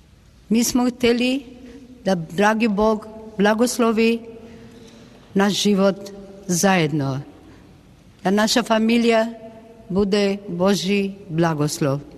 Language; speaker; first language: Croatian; non-native, local second language; Albanian